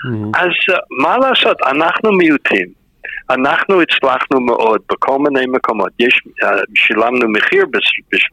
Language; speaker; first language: Hebrew; non-native, fluent; English